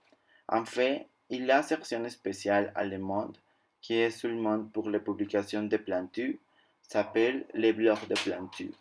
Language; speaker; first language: French; non-native, learner; Spanish